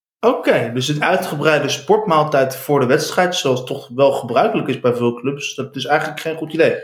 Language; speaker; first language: Dutch; native; Dutch